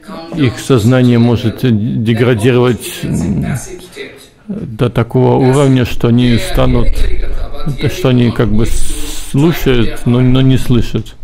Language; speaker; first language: Russian; native; Russian